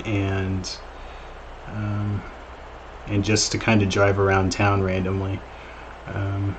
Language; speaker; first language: English; native; English